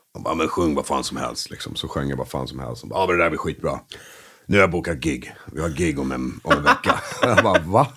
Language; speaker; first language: Swedish; early bilingual, other home language; English